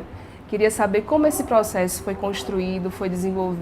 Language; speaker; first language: Portuguese; native; Portuguese